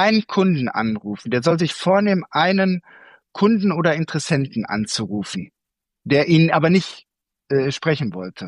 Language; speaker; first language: German; native; German